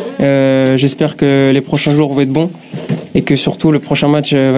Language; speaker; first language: French; native; French